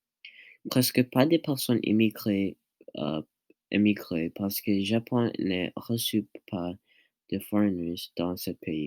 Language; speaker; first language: French; non-native, learner; English